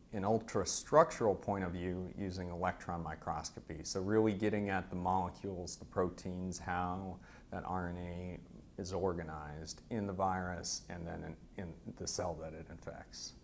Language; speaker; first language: English; native; English